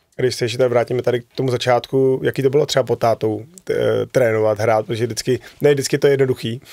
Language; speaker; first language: Czech; native; Czech